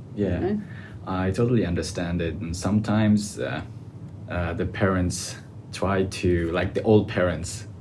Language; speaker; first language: English; non-native, fluent; Persian